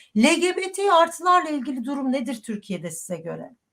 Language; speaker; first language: Turkish; native; Turkish